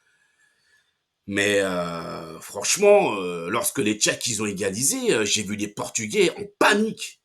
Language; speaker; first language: French; native; French